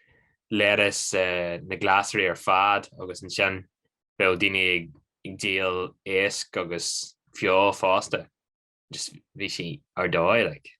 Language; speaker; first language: Irish; non-native, local second language; English